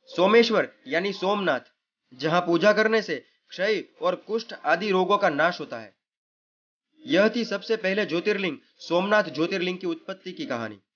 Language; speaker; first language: Hindi; non-native, local second language; Gujarati